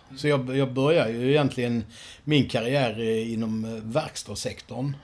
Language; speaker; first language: Swedish; native; Swedish